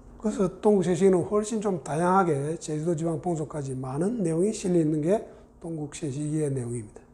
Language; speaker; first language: Korean; native; Korean